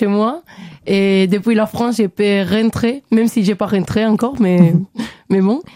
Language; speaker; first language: French; non-native, learner; Spanish